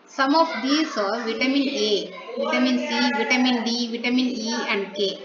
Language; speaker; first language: English; non-native, local second language; Tamil